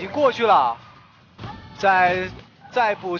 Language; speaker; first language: Chinese; native; Chinese